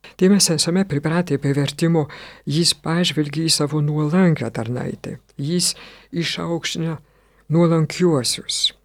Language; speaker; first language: Lithuanian; non-native, fluent; French